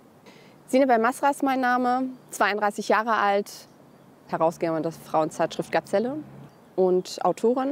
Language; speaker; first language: German; early bilingual, other home language; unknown